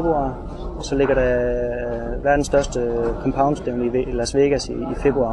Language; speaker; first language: Danish; native; Danish